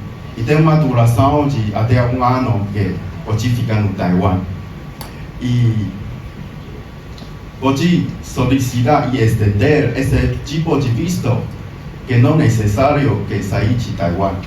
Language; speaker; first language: Portuguese; non-native, learner; Chinese